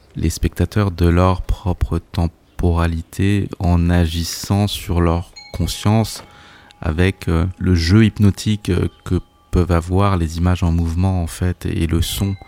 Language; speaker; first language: French; native; French